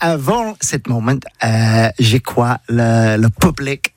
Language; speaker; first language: French; non-native, learner; English